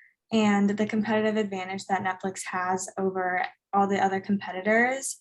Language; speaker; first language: English; native; English